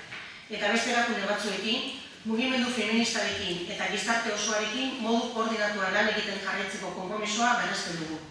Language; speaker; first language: Basque; native; Basque